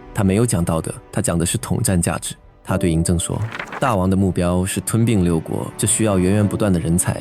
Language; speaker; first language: Chinese; native; Chinese